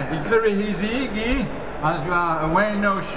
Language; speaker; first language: English; non-native, fluent; French